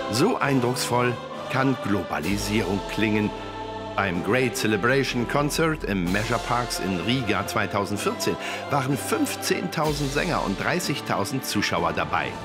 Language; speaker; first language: German; native; German